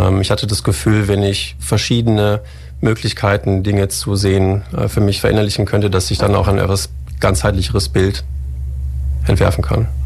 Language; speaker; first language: German; native; German